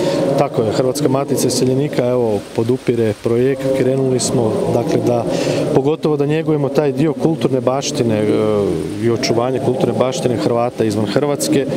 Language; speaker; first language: Croatian; native; Croatian